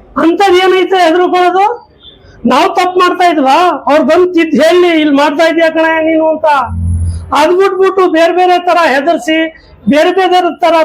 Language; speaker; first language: Kannada; non-native, local second language; Urdu